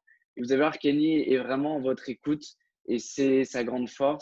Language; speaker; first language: French; native; French